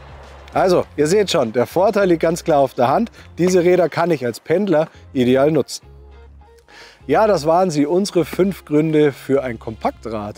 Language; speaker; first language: German; native; German